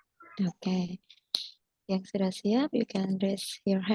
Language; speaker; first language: English; non-native, fluent; Indonesian